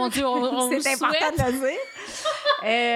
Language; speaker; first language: French; native; French